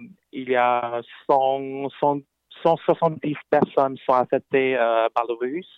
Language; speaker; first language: French; non-native, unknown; Chinese